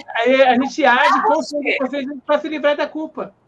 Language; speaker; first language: Portuguese; native; Portuguese